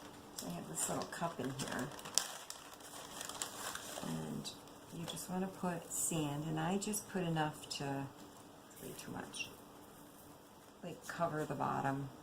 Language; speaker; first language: English; native; English